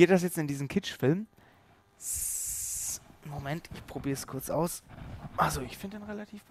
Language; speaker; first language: German; native; German